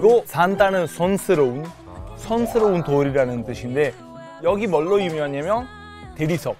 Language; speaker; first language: Korean; non-native, fluent; Italian